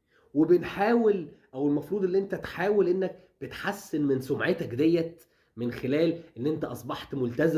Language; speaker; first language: Arabic; native; Arabic